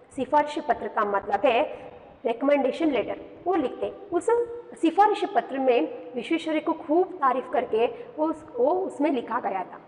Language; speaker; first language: Hindi; non-native, local second language; Kannada